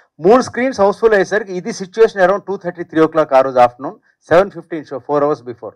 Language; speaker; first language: Telugu; native; Telugu